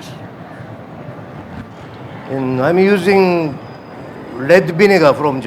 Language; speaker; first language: English; non-native, learner; Japanese